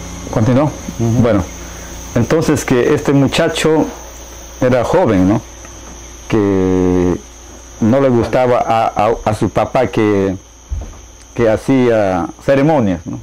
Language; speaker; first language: Spanish; non-native, local second language; Shipibo-Conibo